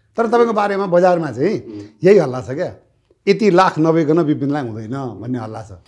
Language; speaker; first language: Nepali; native; Nepali